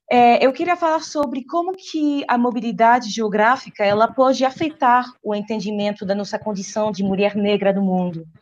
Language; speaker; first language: Portuguese; non-native, fluent; French